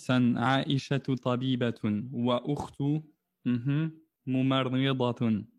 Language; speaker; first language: Arabic; non-native, fluent; French